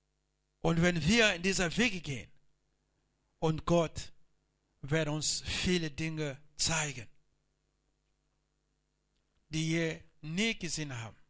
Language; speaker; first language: German; non-native, learner; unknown